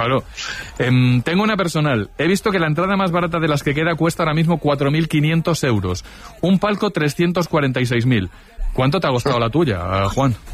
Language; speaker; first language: Spanish; native; Spanish